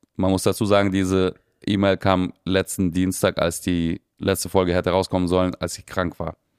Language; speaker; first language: German; early bilingual, other home language; Russian